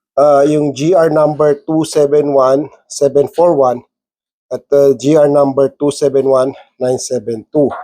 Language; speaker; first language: Filipino; non-native, local second language; Maguindanaon